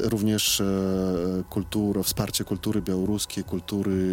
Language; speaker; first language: Polish; non-native, fluent; Belarusian